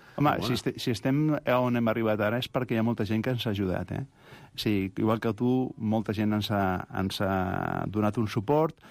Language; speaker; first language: Catalan; non-native, local second language; Spanish